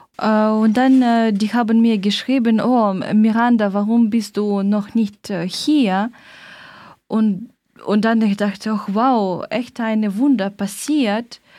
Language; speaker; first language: German; non-native, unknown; Ukrainian